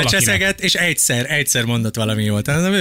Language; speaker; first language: Hungarian; native; Hungarian